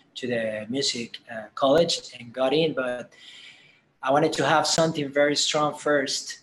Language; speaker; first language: English; non-native, fluent; Spanish